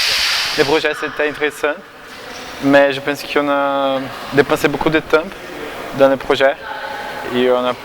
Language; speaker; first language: French; non-native, learner; Portuguese